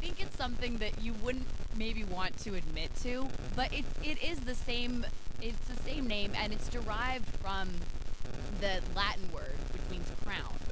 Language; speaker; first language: English; native; English